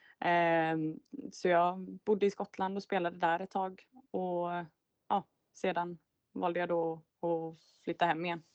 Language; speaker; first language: Swedish; native; Swedish